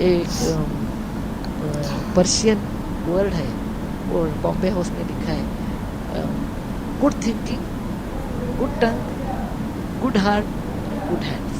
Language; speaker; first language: Hindi; non-native, local second language; Kannada